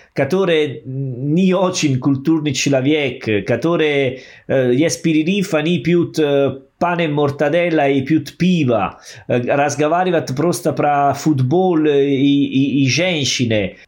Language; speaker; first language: Russian; non-native, fluent; Italian